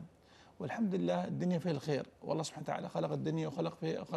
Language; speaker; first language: Arabic; native; Arabic